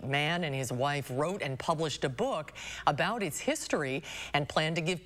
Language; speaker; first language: English; native; English